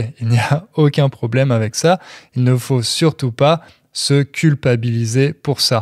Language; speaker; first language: French; native; French